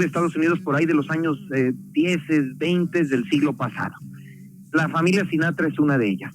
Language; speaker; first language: Spanish; native; Spanish